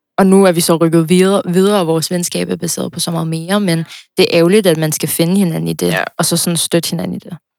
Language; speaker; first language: Danish; early bilingual, other home language; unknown